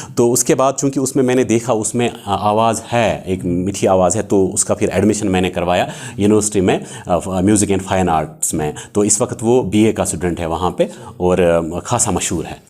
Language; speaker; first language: Urdu; non-native, local second language; Kashmiri